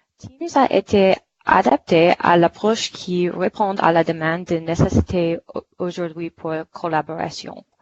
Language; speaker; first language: French; non-native, fluent; English